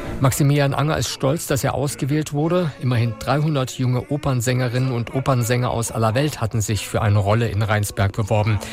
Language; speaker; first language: German; native; German